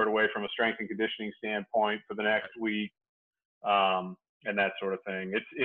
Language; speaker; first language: English; native; English